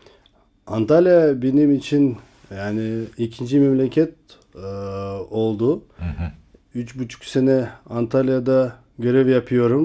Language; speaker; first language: Turkish; non-native, learner; Kazakh